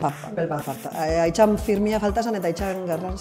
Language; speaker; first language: Basque; native; Basque